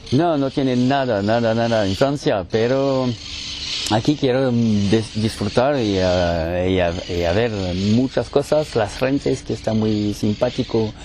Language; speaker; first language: Spanish; non-native, learner; French